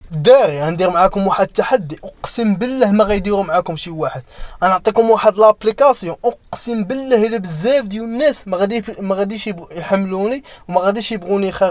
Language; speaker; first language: Arabic; native; Arabic